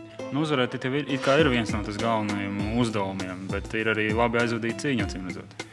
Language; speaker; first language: Latvian; native; Latvian